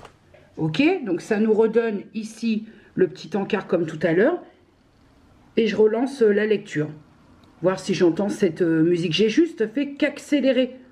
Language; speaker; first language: French; native; French